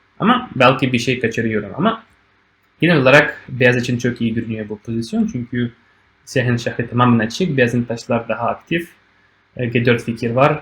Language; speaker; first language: Turkish; non-native, fluent; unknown